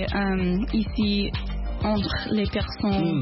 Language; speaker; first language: French; non-native, learner; English